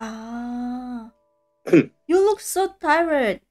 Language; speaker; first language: English; non-native, learner; Indonesian